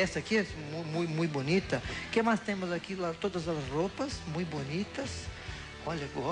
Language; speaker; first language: Spanish; non-native, learner; Portuguese